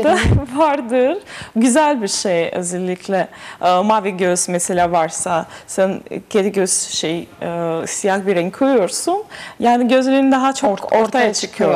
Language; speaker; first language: Turkish; non-native, learner; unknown